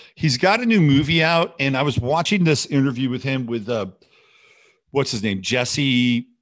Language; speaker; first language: English; native; English